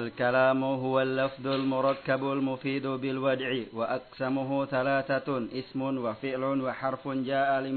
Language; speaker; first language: Arabic; non-native, learner; Indonesian